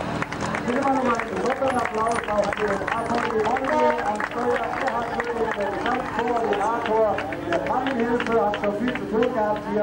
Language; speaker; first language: German; native; German